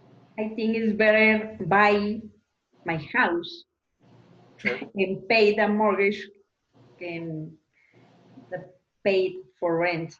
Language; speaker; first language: English; non-native, learner; Spanish